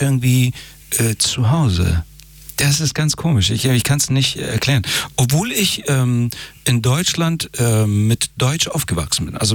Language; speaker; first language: German; early bilingual, other home language; Persian